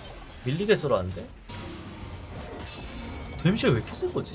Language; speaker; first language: Korean; native; Korean